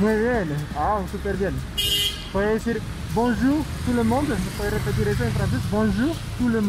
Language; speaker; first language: Spanish; non-native, fluent; French